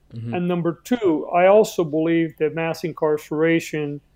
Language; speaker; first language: English; early bilingual, other home language; Spanish